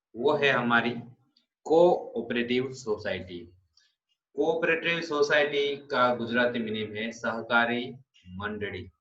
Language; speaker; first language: Hindi; non-native, local second language; Gujarati